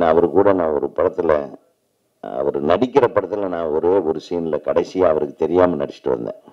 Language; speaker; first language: Tamil; native; Tamil